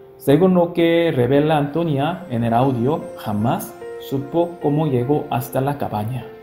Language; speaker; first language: Spanish; non-native, fluent; Korean